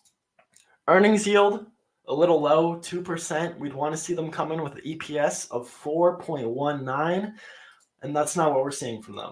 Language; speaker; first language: English; native; English